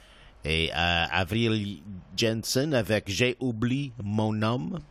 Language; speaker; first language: French; non-native, local second language; English